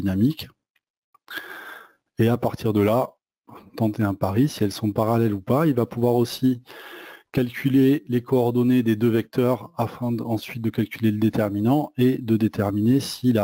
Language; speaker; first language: French; native; French